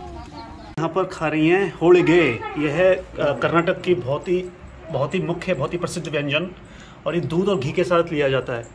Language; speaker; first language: Hindi; native; Hindi